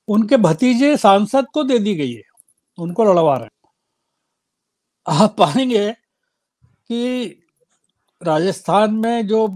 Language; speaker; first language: Hindi; native; Hindi